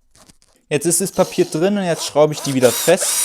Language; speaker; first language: German; native; German